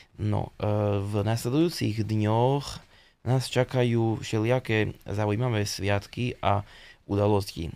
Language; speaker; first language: Slovak; native; Slovak